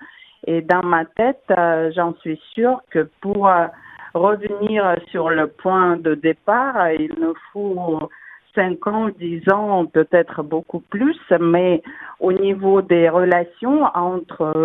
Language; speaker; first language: French; non-native, fluent; Russian